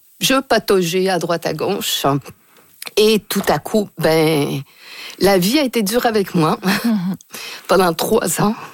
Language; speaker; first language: French; native; French